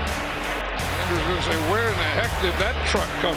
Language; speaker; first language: English; native; English